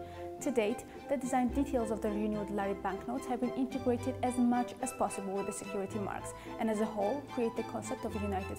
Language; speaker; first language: English; non-native, learner; Georgian